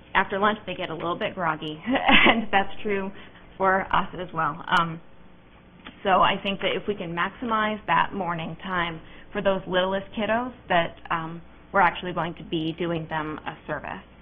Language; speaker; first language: English; native; English